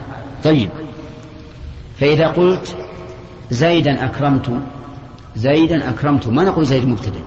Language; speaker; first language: Arabic; native; Arabic